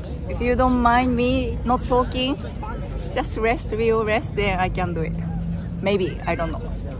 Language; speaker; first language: English; non-native, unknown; Japanese